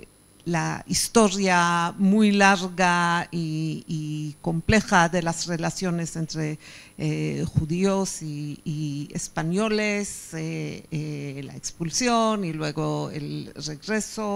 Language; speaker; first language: Spanish; non-native, fluent; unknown